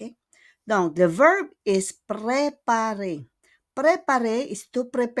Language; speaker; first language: French; non-native, fluent; Filipino